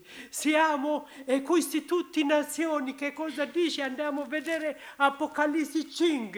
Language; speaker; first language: Italian; non-native, learner; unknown